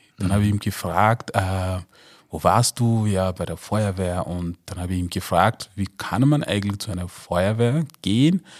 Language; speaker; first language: German; non-native, fluent; Mossi